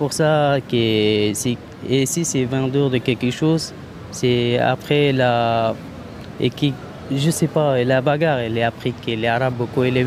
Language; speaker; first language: French; non-native, learner; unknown